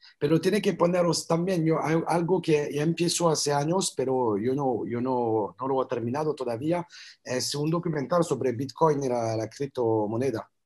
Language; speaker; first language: Spanish; non-native, learner; French